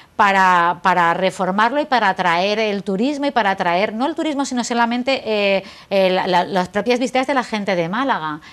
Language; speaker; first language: Spanish; native; Spanish